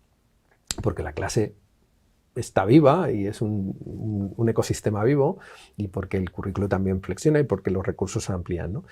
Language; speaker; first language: Spanish; native; Spanish